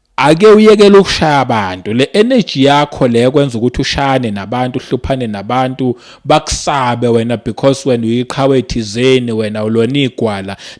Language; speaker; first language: Zulu; native; Zulu